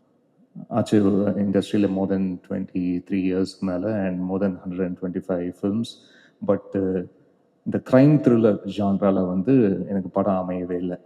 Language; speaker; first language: Tamil; native; Tamil